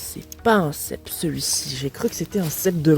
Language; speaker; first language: French; native; French